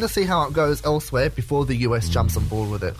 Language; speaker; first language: English; native; English